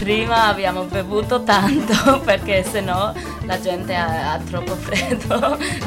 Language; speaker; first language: Italian; non-native, fluent; English